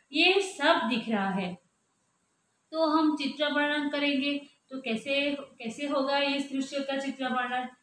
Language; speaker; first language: Hindi; non-native, local second language; Gujarati